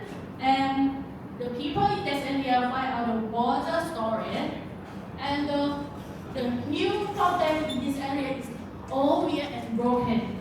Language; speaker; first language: English; non-native, learner; Thai